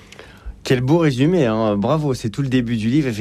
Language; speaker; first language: French; native; French